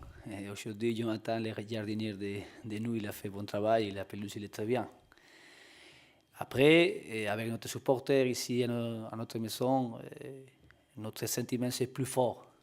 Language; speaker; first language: French; non-native, learner; Spanish